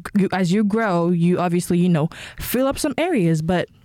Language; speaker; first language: English; non-native, local second language; Yoruba